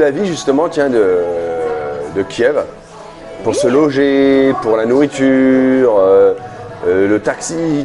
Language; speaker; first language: French; native; French